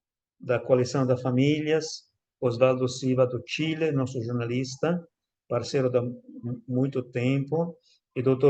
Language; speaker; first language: Portuguese; non-native, fluent; Italian